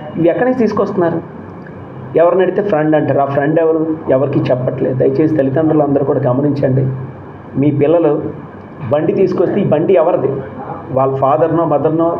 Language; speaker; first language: Telugu; native; Telugu